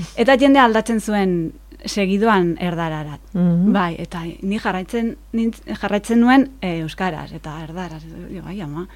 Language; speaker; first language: Basque; non-native, local second language; Spanish